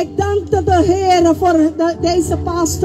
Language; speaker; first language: Dutch; non-native, local second language; Papiamento